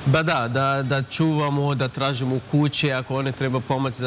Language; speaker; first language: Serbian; non-native, learner; Arabic